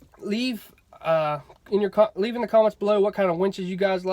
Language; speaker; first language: English; native; English